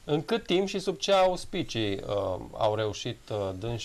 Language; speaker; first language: Romanian; native; Romanian